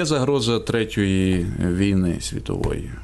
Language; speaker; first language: Ukrainian; native; Ukrainian